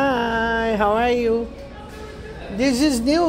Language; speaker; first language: English; non-native, learner; Portuguese